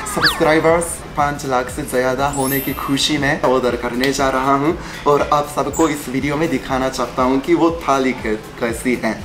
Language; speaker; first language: Hindi; non-native, fluent; Japanese